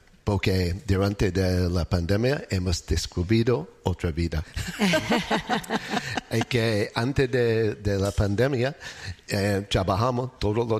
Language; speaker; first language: Spanish; non-native, learner; English